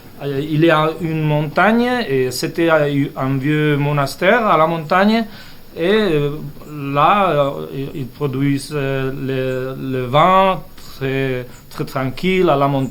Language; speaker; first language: French; non-native, fluent; Spanish